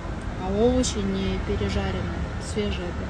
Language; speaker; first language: Russian; native; Russian